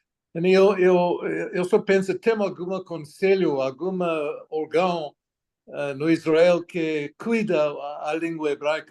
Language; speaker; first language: Portuguese; non-native, fluent; English